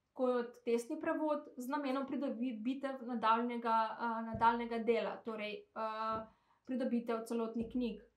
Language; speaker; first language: Slovenian; non-native, fluent; Macedonian